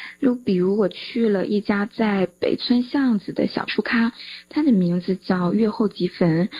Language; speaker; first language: Chinese; native; Chinese